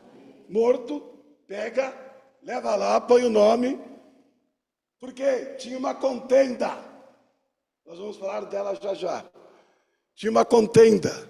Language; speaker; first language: Portuguese; native; Portuguese